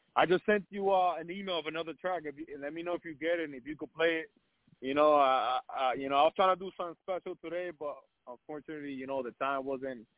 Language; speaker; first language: English; early bilingual, other home language; Spanish